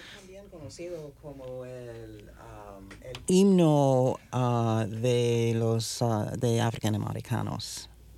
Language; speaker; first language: Spanish; non-native, fluent; English